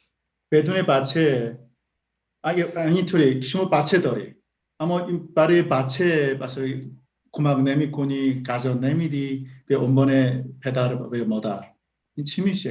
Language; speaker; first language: Persian; non-native, learner; Korean